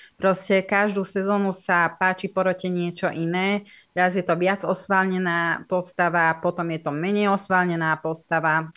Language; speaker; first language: Slovak; non-native, local second language; Hungarian